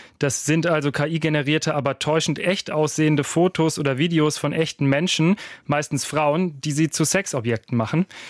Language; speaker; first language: German; native; German